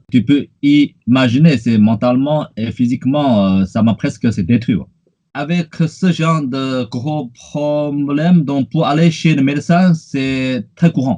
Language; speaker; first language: French; non-native, fluent; Chinese